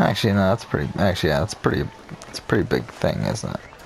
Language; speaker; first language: English; native; English